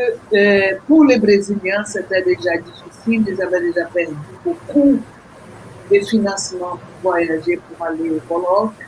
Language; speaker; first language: French; non-native, fluent; Portuguese